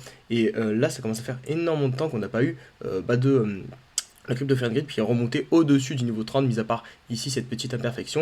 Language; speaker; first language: French; native; French